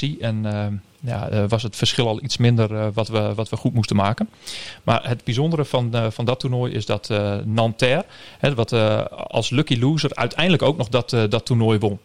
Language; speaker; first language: Dutch; native; Dutch